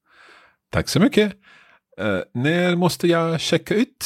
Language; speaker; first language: Swedish; non-native, learner; English